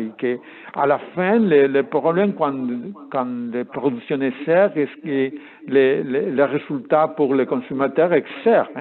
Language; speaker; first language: French; non-native, learner; Spanish